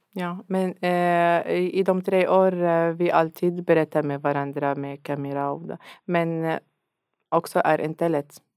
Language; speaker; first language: Swedish; non-native, learner; Arabic